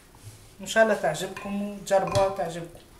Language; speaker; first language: Arabic; native; Arabic